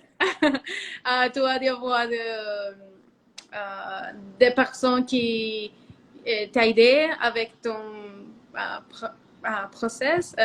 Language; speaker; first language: French; non-native, learner; Spanish